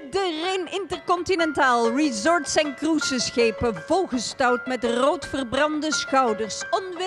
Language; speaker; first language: Dutch; native; Dutch